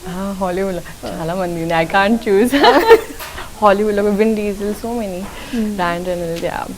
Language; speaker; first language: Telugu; non-native, local second language; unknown